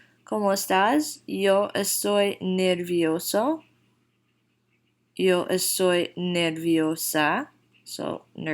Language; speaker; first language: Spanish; non-native, fluent; English